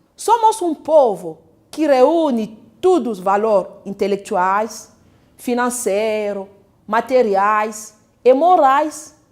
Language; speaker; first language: Portuguese; non-native, fluent; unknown